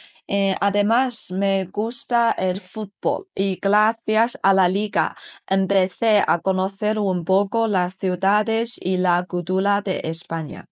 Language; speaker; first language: Spanish; non-native, fluent; Chinese